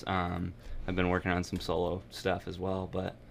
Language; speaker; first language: English; native; English